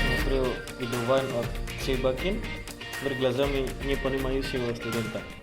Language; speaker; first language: Russian; non-native, learner; Indonesian